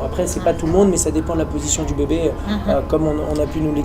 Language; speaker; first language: French; native; French